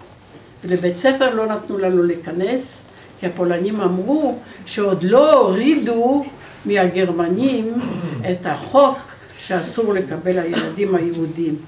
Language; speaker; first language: Hebrew; non-native, fluent; Polish